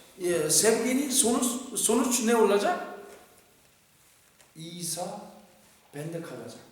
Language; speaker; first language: Turkish; non-native, fluent; Korean